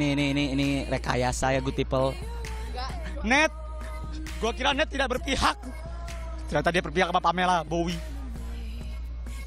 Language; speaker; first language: Indonesian; native; Indonesian